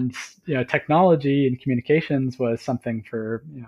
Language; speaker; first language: English; native; English